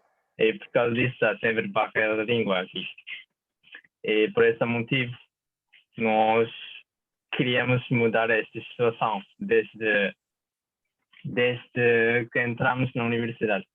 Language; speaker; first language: Portuguese; non-native, fluent; Japanese